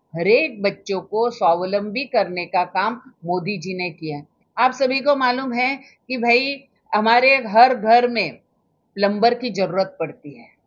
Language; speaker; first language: Hindi; non-native, local second language; Marathi